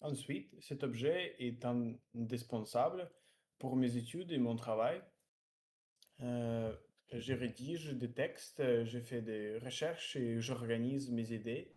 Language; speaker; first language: French; non-native, learner; Russian